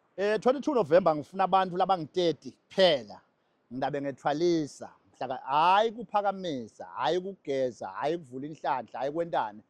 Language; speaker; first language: Zulu; non-native, local second language; Swati